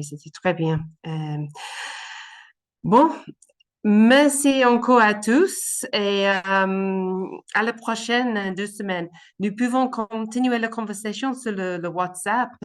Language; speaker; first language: French; non-native, learner; English